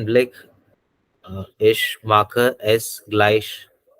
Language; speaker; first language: German; non-native, learner; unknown